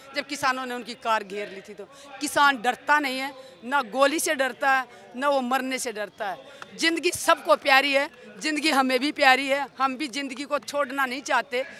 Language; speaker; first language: Hindi; native; Hindi